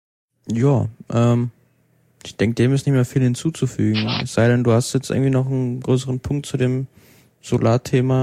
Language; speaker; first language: German; native; German